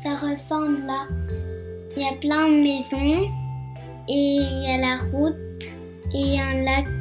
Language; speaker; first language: French; early bilingual, heritage; French